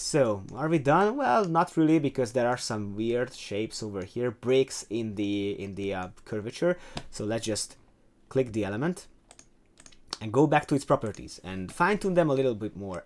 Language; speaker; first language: English; non-native, fluent; Hungarian